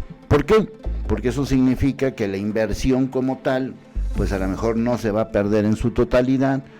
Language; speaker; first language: Spanish; native; Spanish